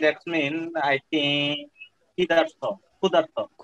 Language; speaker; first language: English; non-native, learner; Bangla